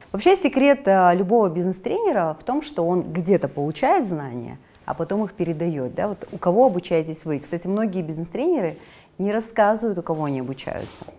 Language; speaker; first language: Russian; native; Russian